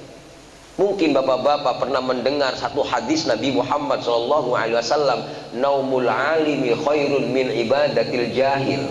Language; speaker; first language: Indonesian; native; Indonesian